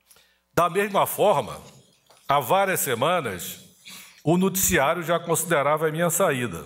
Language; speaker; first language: Portuguese; native; Portuguese